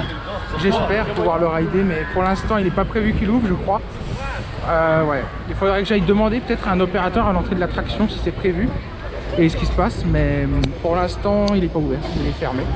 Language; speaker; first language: French; native; French